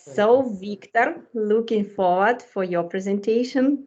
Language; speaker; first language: English; non-native, fluent; Ukrainian